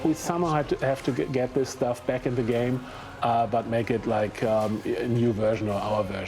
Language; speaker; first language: English; non-native, fluent; German